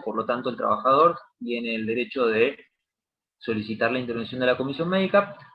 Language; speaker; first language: Spanish; native; Spanish